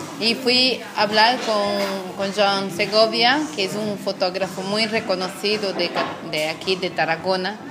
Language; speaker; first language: Spanish; non-native, fluent; Portuguese